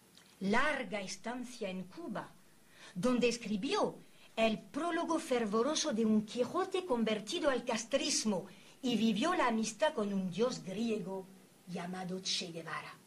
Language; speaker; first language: Spanish; native; Spanish